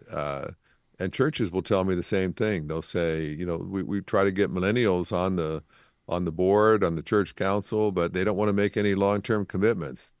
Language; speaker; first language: English; native; English